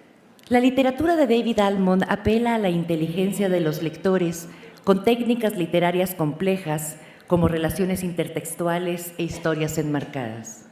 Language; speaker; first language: Spanish; native; Spanish